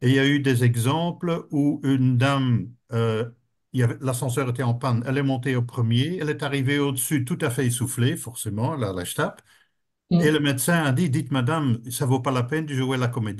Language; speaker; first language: French; native; French